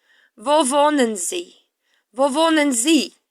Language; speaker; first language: German; non-native, fluent; Latvian